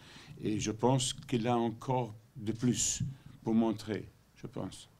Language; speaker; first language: French; non-native, learner; Dutch